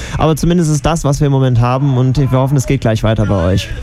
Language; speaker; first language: German; native; German